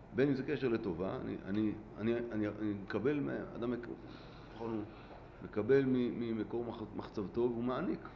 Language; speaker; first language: Hebrew; native; Hebrew